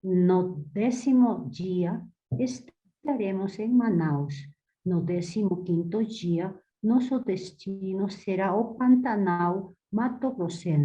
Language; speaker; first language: Portuguese; non-native, learner; Spanish